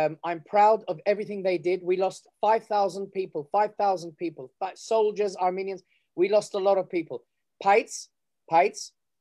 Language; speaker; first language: English; early bilingual, other home language; Armenian